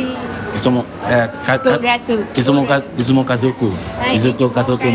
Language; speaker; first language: Japanese; non-native, learner; Indonesian